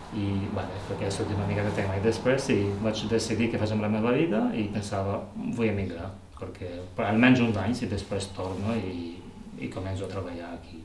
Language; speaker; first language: Catalan; non-native, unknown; Albanian